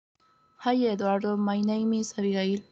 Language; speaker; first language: English; non-native, learner; Spanish